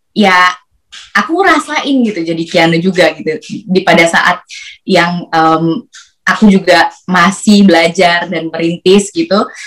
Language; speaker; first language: Indonesian; native; Indonesian